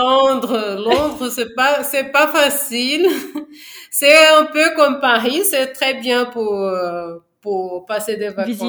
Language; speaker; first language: French; non-native, fluent; Portuguese